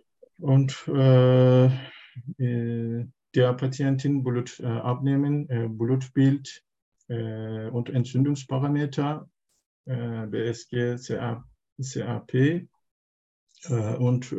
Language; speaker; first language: German; non-native, learner; Turkish